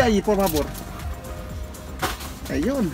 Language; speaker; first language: Spanish; non-native, learner; Filipino